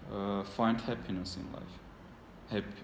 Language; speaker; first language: English; non-native, learner; Armenian